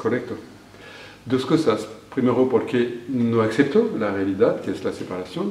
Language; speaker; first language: Spanish; non-native, fluent; French